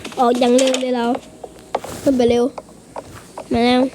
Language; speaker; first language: Thai; native; Thai